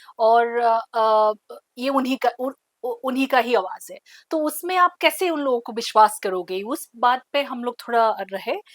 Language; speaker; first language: Hindi; non-native, local second language; Assamese